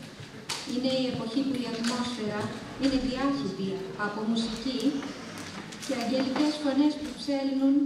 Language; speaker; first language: Greek; native; Greek